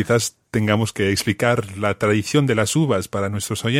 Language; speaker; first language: Spanish; non-native, fluent; English